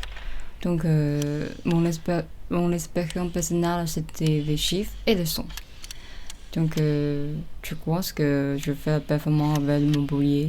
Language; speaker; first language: French; non-native, learner; Chinese